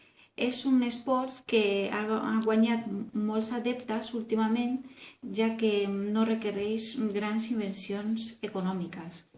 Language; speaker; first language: Catalan; non-native, learner; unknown